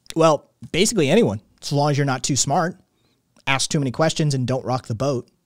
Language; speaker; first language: English; native; English